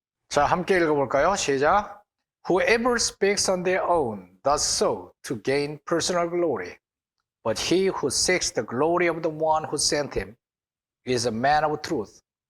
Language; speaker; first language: English; non-native, fluent; Korean